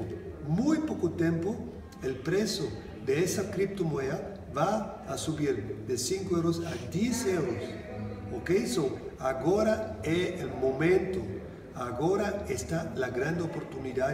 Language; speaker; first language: Spanish; non-native, fluent; German